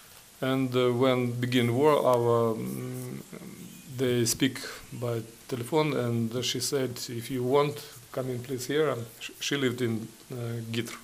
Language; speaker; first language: English; non-native, learner; Ukrainian